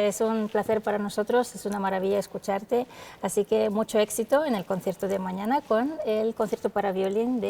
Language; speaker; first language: Spanish; native; Spanish